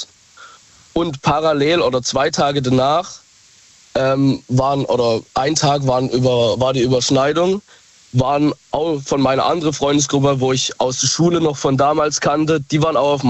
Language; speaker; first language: German; native; German